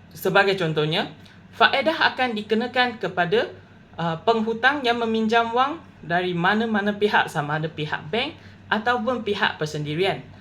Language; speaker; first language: Malay; non-native, local second language; Chinese